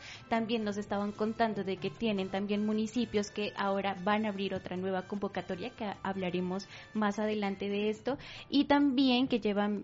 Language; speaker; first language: Spanish; native; Spanish